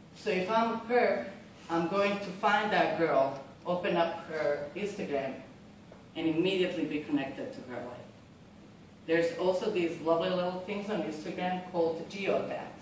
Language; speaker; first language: English; non-native, fluent; Serbian